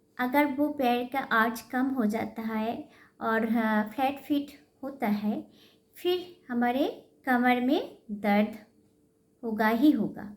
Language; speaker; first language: Hindi; non-native, local second language; Bangla